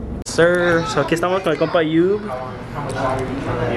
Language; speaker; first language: Spanish; early bilingual, other home language; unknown